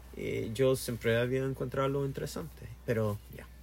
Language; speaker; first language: Spanish; non-native, learner; English